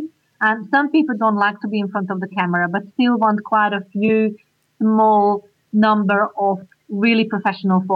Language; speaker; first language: English; non-native, fluent; Hungarian